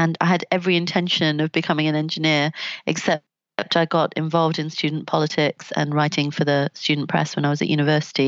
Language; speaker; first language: English; native; English